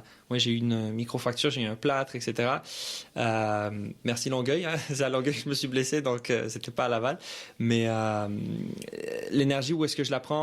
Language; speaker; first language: French; early bilingual, other home language; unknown